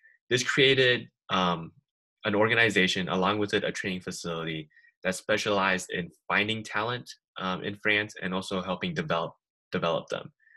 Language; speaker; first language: English; native; English